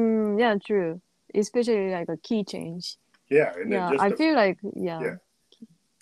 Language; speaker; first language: English; non-native, learner; Japanese